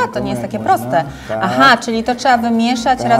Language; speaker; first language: Polish; native; Polish